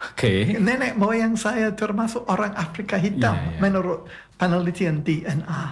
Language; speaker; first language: Indonesian; non-native, fluent; English